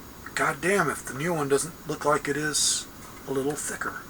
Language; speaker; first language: English; native; English